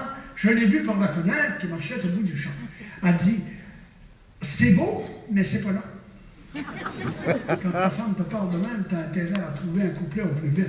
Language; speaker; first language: French; native; French